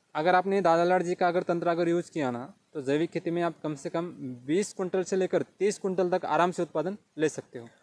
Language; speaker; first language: Hindi; non-native, local second language; Marathi